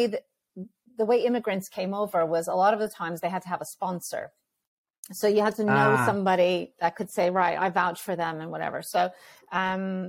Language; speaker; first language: English; early bilingual, other home language; Ukrainian